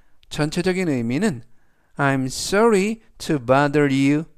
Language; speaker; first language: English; non-native, fluent; Korean